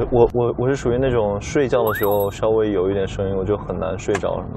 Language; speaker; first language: Chinese; native; Chinese